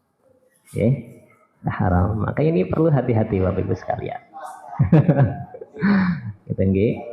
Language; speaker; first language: Indonesian; native; Indonesian